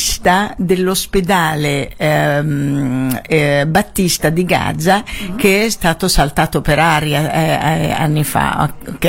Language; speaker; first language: Italian; non-native, fluent; Arabic